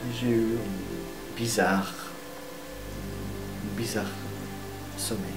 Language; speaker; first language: French; non-native, learner; Italian